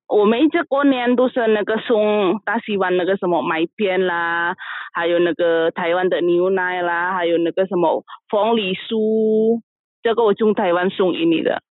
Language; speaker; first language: Chinese; non-native, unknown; Indonesian